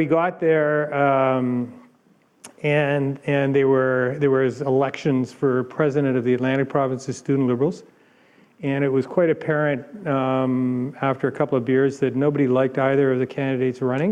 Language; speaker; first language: English; native; English